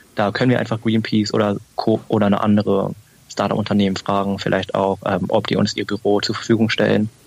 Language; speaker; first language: German; early bilingual, other home language; Vietnamese